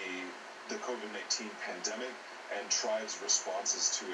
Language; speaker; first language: English; native; English